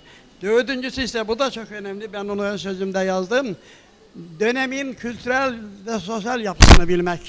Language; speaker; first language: Turkish; native; Turkish